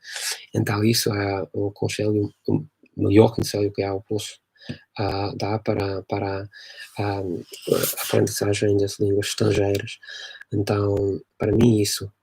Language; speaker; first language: Portuguese; non-native, fluent; English